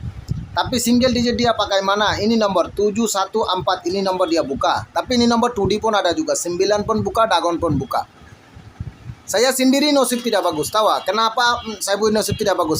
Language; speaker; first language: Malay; non-native, fluent; Bangla